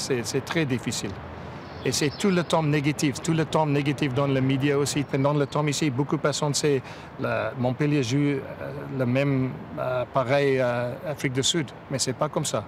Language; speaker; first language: French; non-native, learner; English